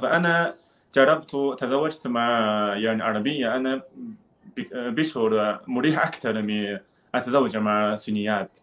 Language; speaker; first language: Arabic; non-native, learner; Chinese